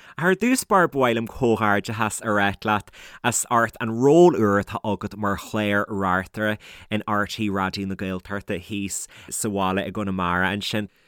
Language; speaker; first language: Irish; native; Irish